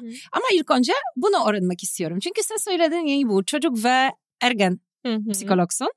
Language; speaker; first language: Turkish; non-native, fluent; Polish